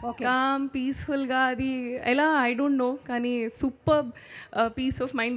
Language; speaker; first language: Telugu; non-native, local second language; Hindi